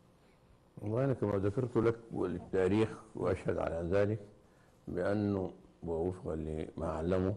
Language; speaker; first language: Arabic; native; Arabic